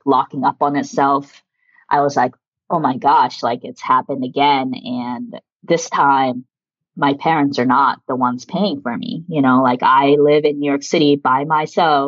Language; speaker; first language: English; early bilingual, other home language; Japanese